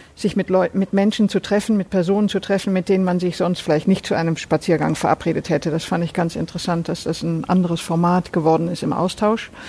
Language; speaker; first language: German; native; German